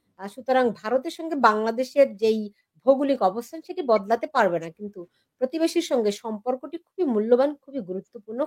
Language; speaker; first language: Bangla; native; Bangla